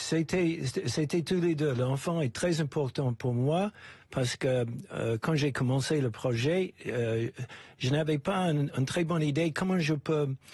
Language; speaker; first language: French; non-native, fluent; English